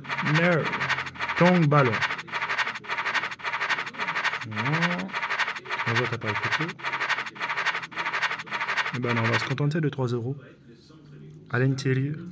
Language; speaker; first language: French; native; French